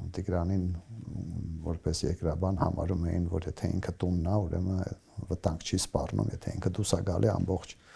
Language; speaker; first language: Armenian; native; Armenian